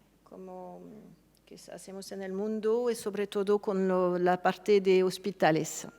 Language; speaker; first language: Spanish; non-native, fluent; French